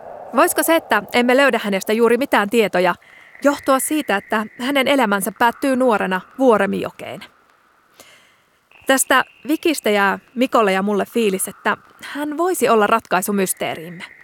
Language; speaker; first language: Finnish; native; Finnish